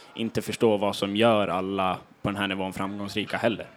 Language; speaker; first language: Swedish; native; Swedish